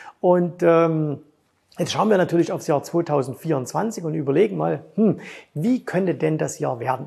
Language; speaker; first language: German; native; German